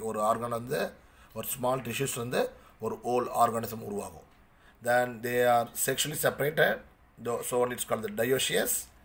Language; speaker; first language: English; non-native, local second language; Tamil